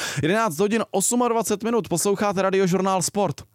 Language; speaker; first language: Czech; native; Czech